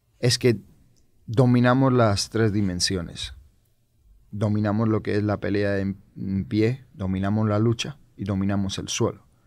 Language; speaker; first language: Spanish; non-native, fluent; Georgian